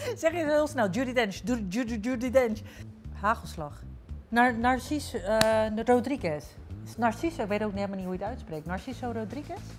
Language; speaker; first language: Dutch; early bilingual, other home language; Turkish